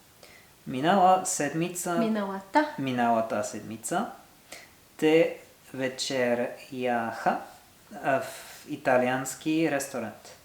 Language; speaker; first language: Bulgarian; non-native, learner; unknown